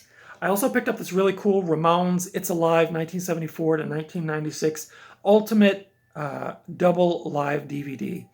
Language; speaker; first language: English; native; English